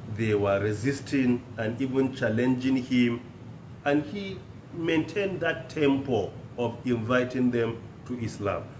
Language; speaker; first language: English; non-native, local second language; Hausa